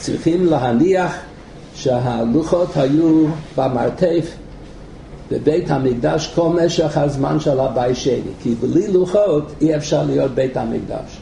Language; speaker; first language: Hebrew; non-native, fluent; English